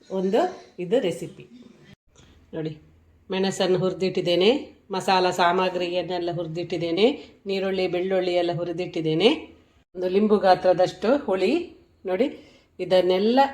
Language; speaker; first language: Kannada; non-native, local second language; Tulu